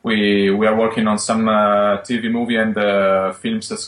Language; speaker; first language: English; non-native, fluent; Spanish